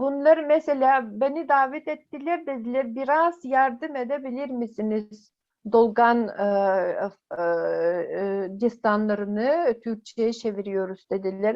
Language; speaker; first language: Turkish; non-native, fluent; Yakut